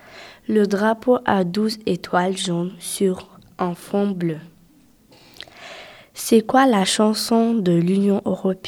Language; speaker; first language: French; non-native, local second language; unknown